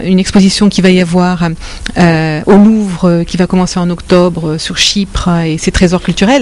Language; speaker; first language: French; native; French